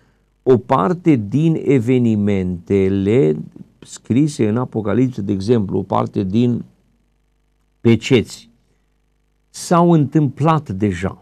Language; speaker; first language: Romanian; native; Romanian